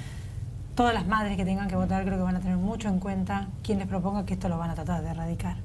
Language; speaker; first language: Spanish; native; Spanish